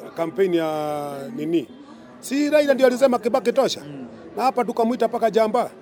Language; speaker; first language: Swahili; non-native, local second language; Kikuyu